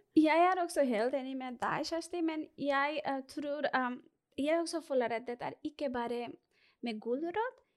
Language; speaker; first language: Norwegian; non-native, fluent; Bangla